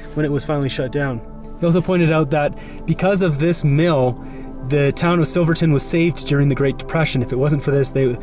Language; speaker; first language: English; native; English